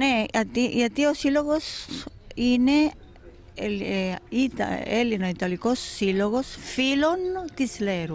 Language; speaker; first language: Greek; non-native, fluent; Italian